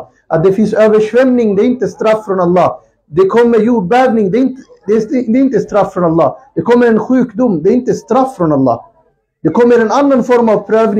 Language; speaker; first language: Swedish; non-native, local second language; Urdu